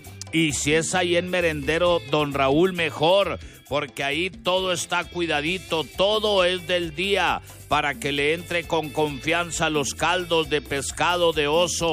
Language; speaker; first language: Spanish; native; Spanish